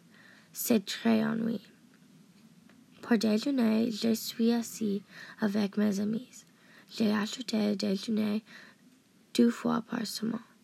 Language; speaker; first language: French; non-native, learner; English